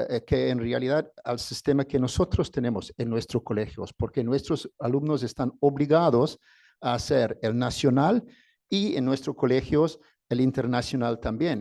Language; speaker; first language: Spanish; non-native, fluent; English